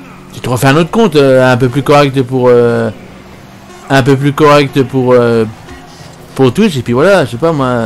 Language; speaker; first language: French; native; French